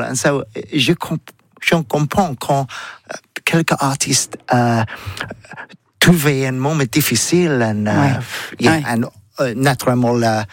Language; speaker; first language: French; non-native, learner; English